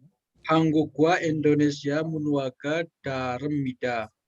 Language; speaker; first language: Korean; non-native, learner; Indonesian